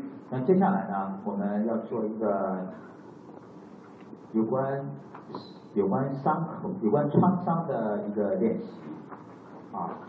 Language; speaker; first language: Chinese; native; Chinese